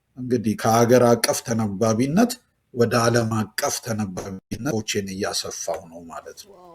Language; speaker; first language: Amharic; native; Amharic